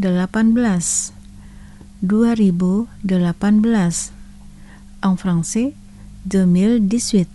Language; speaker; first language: French; non-native, fluent; Indonesian